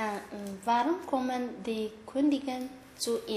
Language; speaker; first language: German; non-native, learner; Tigrinya